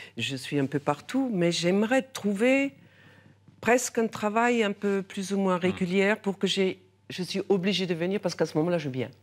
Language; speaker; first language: French; non-native, local second language; German